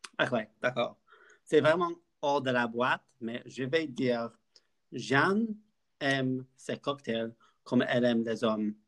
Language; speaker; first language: French; non-native, learner; English